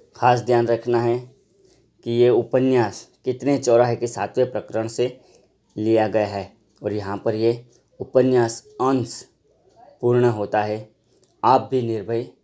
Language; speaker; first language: Hindi; non-native, local second language; Gujarati